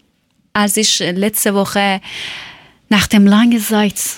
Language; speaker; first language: German; non-native, learner; Persian